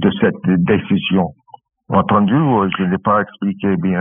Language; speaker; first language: French; non-native, learner; English